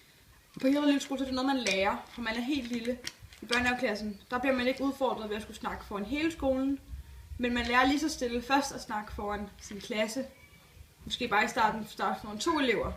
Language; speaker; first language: Danish; native; Danish